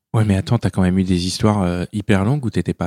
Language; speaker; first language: French; native; French